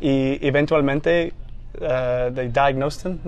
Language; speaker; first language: Spanish; non-native, fluent; English